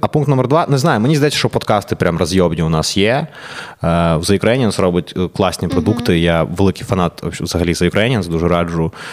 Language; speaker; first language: Ukrainian; non-native, local second language; Russian